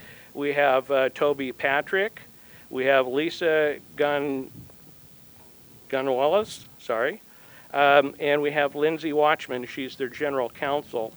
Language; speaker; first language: English; native; English